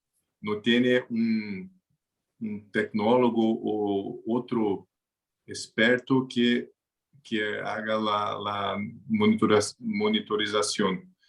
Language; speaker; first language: Spanish; non-native, learner; Portuguese